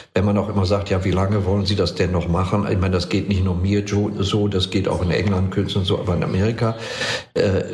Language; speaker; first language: German; non-native, fluent; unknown